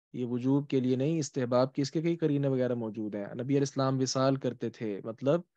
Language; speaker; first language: Urdu; native; Urdu